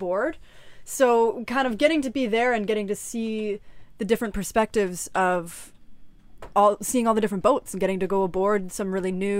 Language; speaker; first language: English; native; English